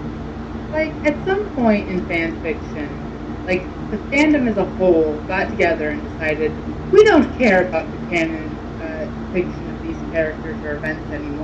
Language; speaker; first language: English; native; English